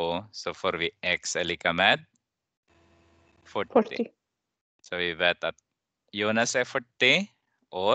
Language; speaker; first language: Swedish; non-native, fluent; Persian